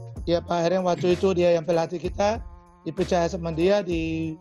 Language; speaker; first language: Indonesian; non-native, fluent; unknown